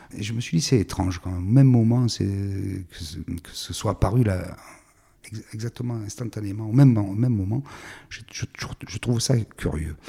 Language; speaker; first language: French; native; French